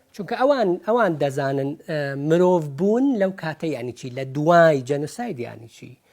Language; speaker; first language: Central Kurdish; early bilingual, heritage; Central Kurdish